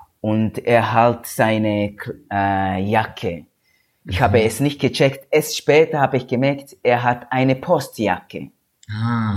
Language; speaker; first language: German; non-native, learner; Swahili